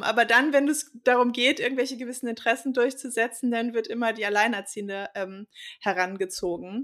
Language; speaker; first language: German; native; German